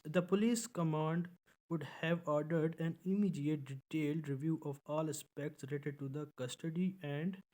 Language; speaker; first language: English; non-native, local second language; Urdu